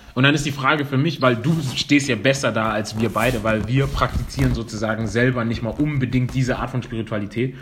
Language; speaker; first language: German; non-native, fluent; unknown